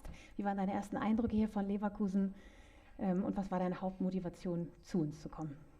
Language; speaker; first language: German; native; German